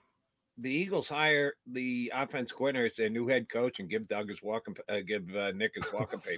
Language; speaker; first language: English; native; English